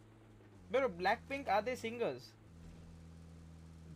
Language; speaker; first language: English; non-native, local second language; Hindi